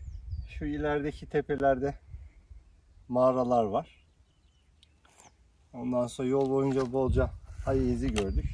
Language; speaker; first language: Turkish; native; Turkish